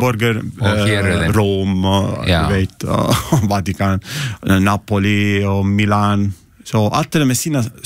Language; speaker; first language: Icelandic; non-native, learner; Italian